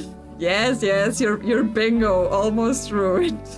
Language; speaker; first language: English; native; English